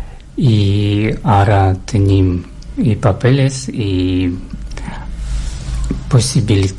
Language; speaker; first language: Catalan; non-native, learner; Russian